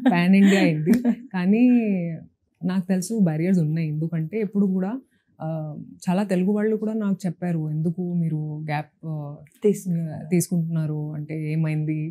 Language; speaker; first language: Telugu; non-native, fluent; Hindi